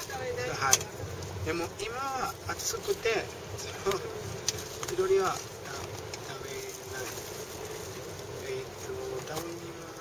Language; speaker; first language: Japanese; non-native, learner; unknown